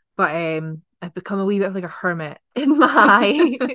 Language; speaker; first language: English; native; English